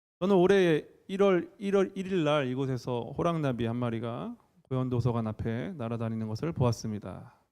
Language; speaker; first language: Korean; native; Korean